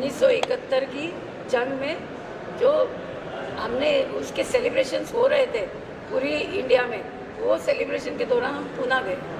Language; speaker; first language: Hindi; native; Hindi